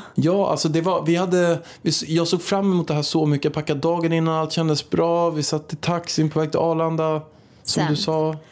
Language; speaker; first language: Swedish; early bilingual, other home language; Spanish